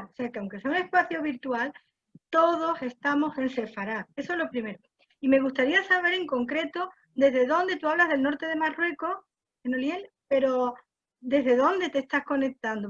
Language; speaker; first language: Spanish; native; Spanish